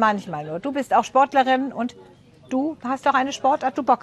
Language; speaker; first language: German; native; German